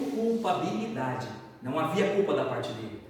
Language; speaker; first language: Portuguese; native; Portuguese